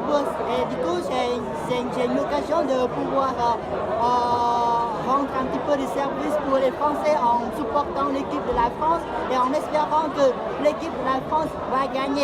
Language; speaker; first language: French; non-native, fluent; Khmer